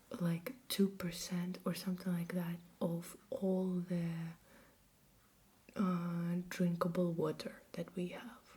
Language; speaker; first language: English; non-native, fluent; Russian